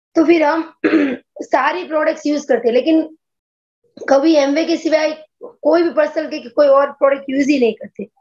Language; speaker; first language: Hindi; non-native, local second language; Gujarati